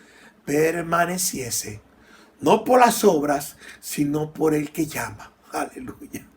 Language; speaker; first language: Spanish; native; Spanish